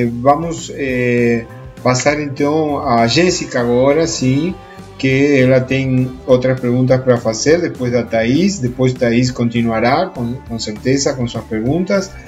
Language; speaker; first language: Portuguese; non-native, fluent; Spanish